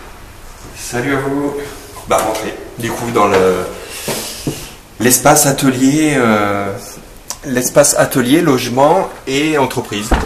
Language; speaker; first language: French; native; French